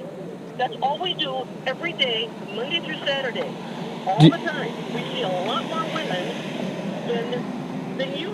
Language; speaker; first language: English; native; English